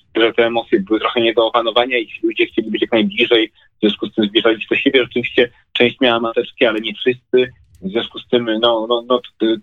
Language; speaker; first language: Polish; native; Polish